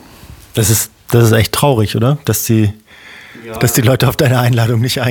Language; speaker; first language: German; native; German